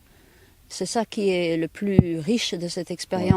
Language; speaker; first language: French; non-native, fluent; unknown